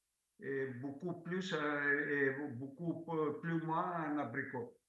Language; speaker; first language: French; non-native, fluent; Greek